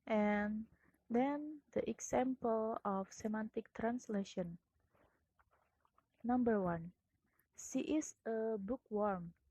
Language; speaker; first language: English; non-native, learner; Indonesian